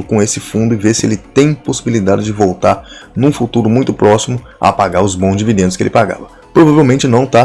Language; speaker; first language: Portuguese; native; Portuguese